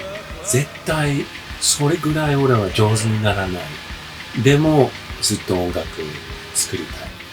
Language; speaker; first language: Japanese; non-native, fluent; English